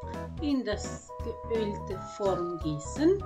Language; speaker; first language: German; non-native, fluent; Croatian